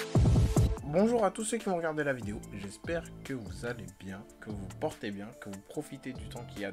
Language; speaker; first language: French; native; French